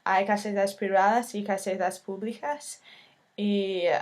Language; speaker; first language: Spanish; non-native, fluent; English